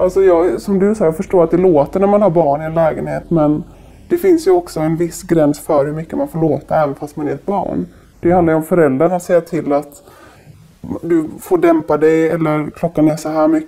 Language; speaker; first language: Swedish; native; Swedish